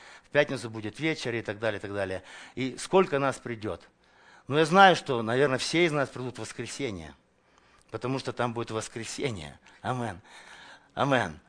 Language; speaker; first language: Russian; native; Russian